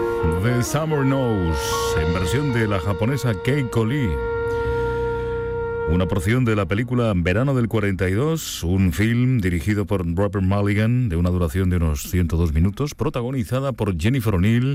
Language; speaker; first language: Spanish; native; Spanish